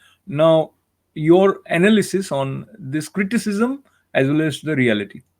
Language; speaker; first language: English; non-native, local second language; Hindi